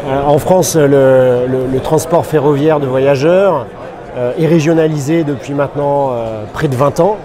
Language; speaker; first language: French; native; French